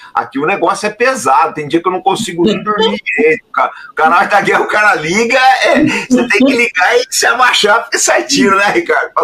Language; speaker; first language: Portuguese; native; Portuguese